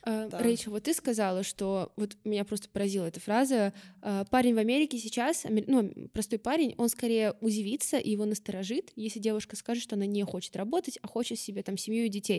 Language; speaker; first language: Russian; native; Russian